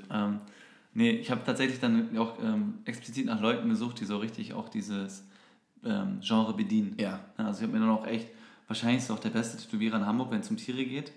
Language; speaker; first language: German; early bilingual, other home language; Turkish